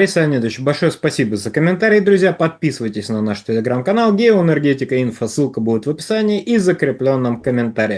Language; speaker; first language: Russian; native; Russian